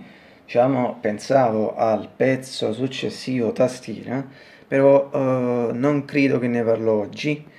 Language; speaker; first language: Italian; native; Italian